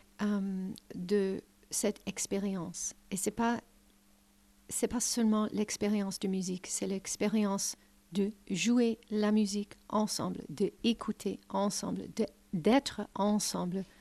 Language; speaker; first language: French; non-native, learner; English